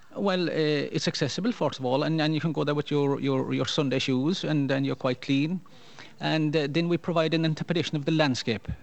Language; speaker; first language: English; non-native, local second language; Irish